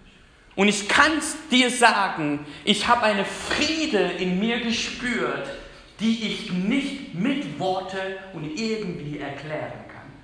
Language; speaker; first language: German; non-native, fluent; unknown